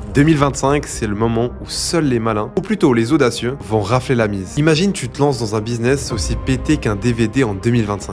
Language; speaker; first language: French; native; French